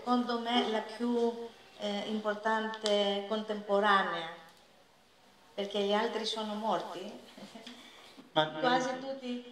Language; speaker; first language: Italian; non-native, learner; Greek